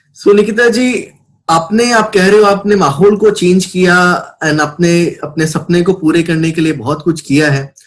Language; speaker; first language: Hindi; native; Hindi